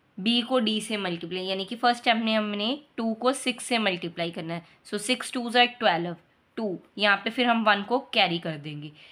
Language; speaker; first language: Hindi; non-native, local second language; Punjabi